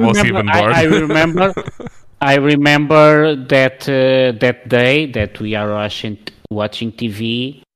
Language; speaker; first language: English; non-native, learner; Portuguese